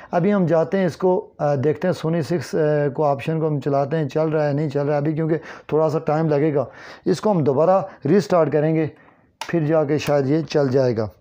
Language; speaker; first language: Urdu; non-native, local second language; Kashmiri